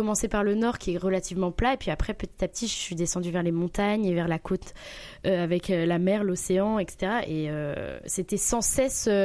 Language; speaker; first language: French; native; French